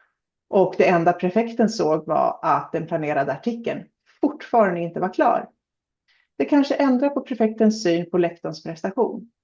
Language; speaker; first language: Swedish; native; Swedish